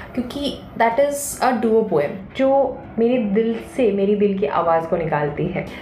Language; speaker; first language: Hindi; non-native, local second language; Bangla